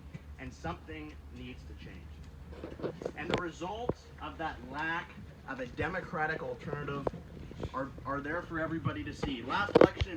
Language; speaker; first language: English; native; English